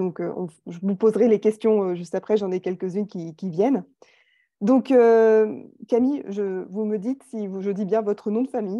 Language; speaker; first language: French; native; French